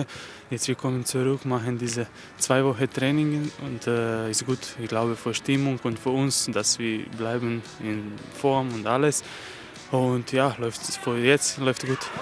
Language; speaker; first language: German; non-native, learner; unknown